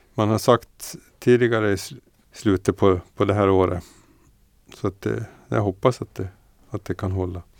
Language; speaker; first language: Swedish; native; Swedish